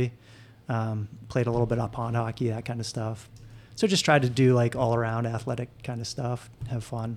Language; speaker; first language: English; native; English